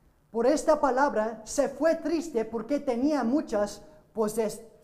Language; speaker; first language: Spanish; non-native, learner; English